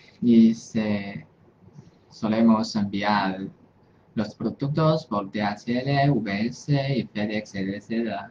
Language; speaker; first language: Spanish; non-native, fluent; Chinese